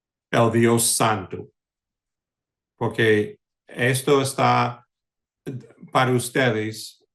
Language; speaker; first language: Spanish; early bilingual, heritage; English